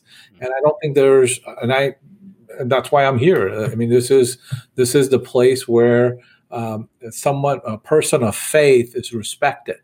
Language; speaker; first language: English; native; English